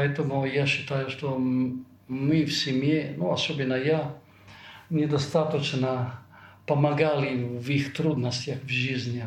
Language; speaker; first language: Russian; non-native, fluent; Italian